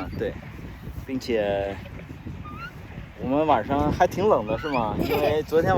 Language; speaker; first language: Chinese; native; Chinese